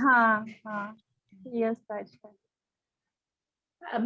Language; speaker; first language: Hindi; non-native, learner; Russian